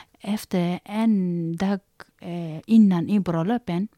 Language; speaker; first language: Swedish; non-native, learner; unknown